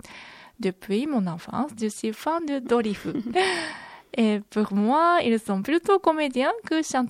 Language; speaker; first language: French; non-native, fluent; Japanese